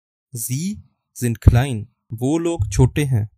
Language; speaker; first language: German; non-native, fluent; Urdu